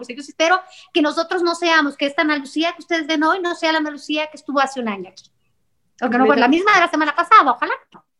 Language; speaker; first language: Spanish; native; Spanish